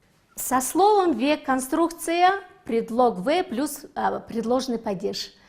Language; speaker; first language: Russian; non-native, fluent; Mongolian